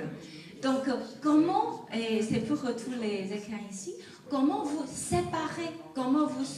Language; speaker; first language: French; non-native, learner; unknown